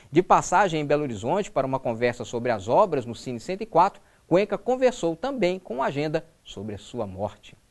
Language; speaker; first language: Portuguese; native; Portuguese